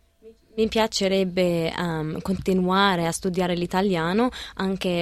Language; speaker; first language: Italian; non-native, learner; Arabic